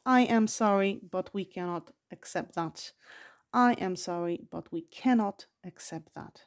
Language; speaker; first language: English; non-native, fluent; Polish